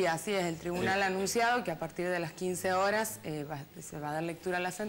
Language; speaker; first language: Spanish; native; Spanish